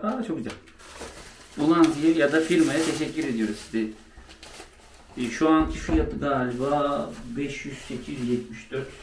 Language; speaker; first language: Turkish; native; Turkish